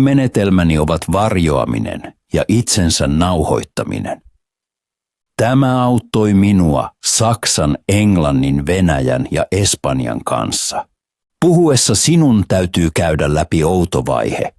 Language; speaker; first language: Finnish; non-native, fluent; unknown